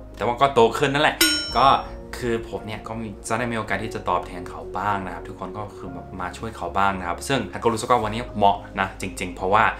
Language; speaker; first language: Thai; non-native, fluent; English